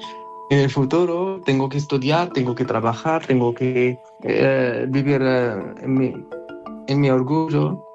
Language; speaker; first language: Spanish; non-native, learner; Arabic